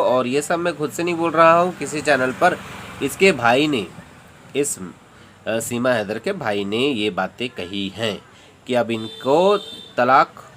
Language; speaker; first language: Hindi; native; Hindi